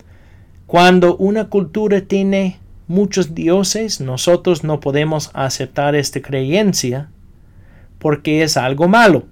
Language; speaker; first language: Spanish; non-native, fluent; English